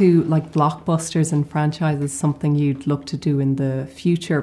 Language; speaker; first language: English; native; English